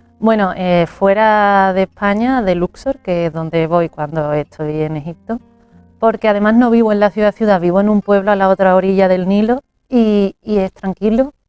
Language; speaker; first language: Spanish; native; Spanish